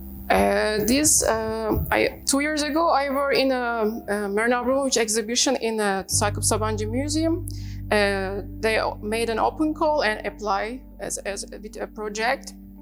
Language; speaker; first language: English; non-native, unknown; Turkish